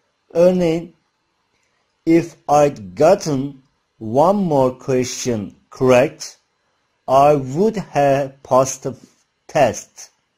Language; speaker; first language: English; non-native, fluent; Turkish